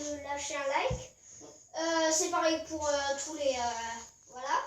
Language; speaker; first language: French; native; French